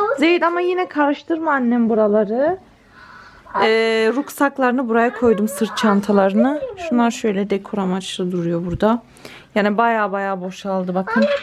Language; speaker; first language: Turkish; early bilingual, heritage; Turkish